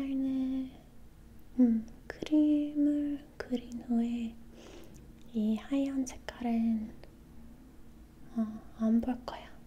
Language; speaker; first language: Korean; non-native, learner; English